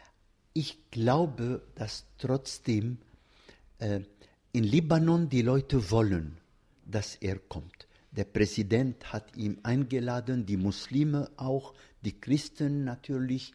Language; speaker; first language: German; non-native, fluent; Arabic